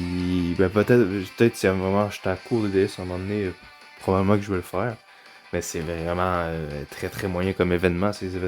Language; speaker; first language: French; native; French